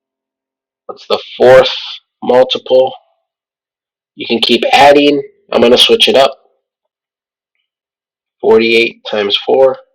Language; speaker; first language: English; native; English